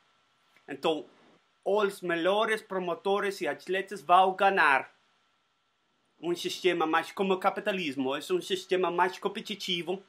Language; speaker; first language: Portuguese; non-native, learner; Spanish